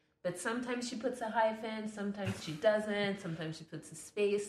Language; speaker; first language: English; non-native, fluent; French